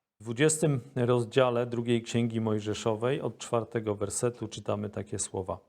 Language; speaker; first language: Polish; native; Polish